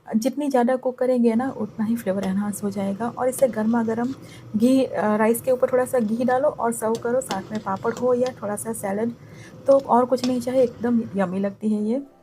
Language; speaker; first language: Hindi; non-native, local second language; Gujarati